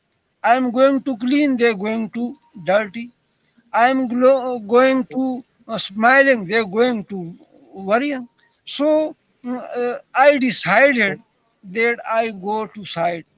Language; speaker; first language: English; non-native, learner; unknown